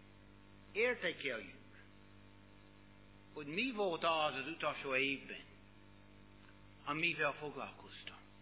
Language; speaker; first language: Hungarian; non-native, learner; English